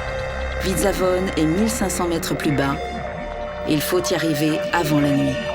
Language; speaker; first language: French; native; French